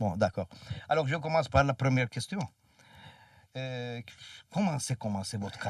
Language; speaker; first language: French; non-native, fluent; Turkish